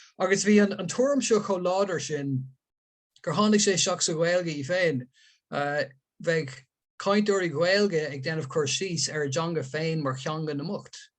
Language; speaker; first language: Irish; non-native, local second language; English